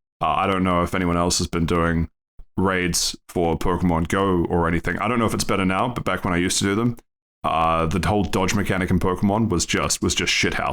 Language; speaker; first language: English; native; English